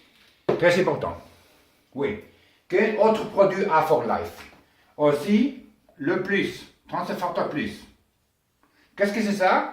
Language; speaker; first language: French; non-native, learner; Spanish